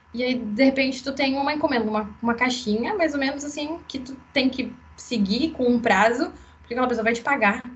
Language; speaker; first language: Portuguese; native; Portuguese